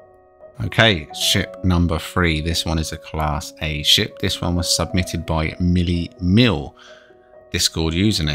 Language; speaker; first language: English; native; English